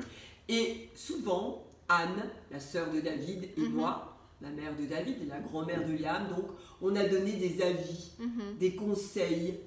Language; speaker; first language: French; native; French